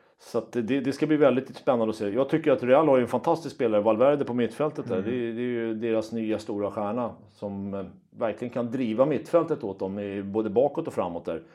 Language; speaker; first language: Swedish; native; Swedish